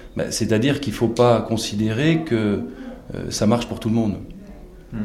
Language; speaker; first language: French; native; French